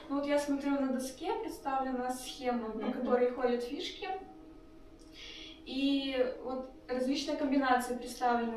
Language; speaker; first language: Russian; native; Russian